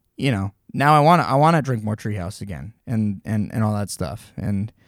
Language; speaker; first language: English; native; English